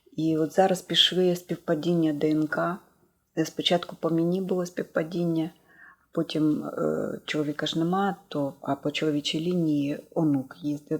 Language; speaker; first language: Ukrainian; native; Ukrainian